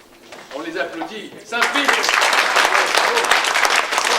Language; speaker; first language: French; native; French